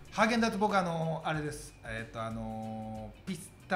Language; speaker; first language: Japanese; native; Japanese